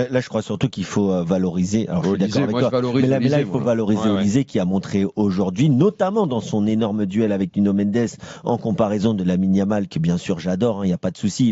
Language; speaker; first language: French; native; French